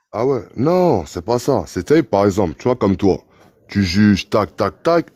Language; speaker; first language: French; early bilingual, other home language; Arabic